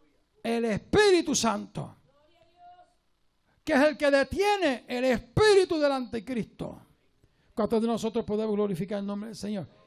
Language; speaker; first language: Spanish; native; Spanish